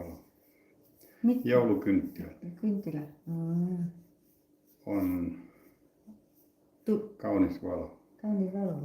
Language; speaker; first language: Finnish; non-native, learner; Thai